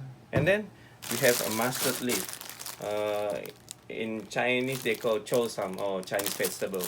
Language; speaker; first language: English; non-native, fluent; Indonesian